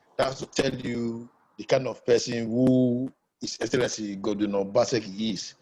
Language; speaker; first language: English; non-native, local second language; Yoruba